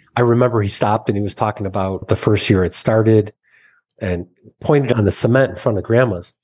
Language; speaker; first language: English; native; English